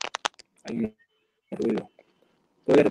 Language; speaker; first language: Spanish; non-native, fluent; Hebrew